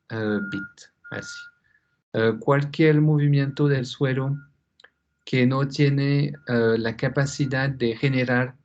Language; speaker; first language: Spanish; non-native, fluent; French